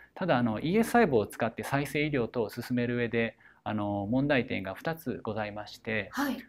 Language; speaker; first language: Japanese; native; Japanese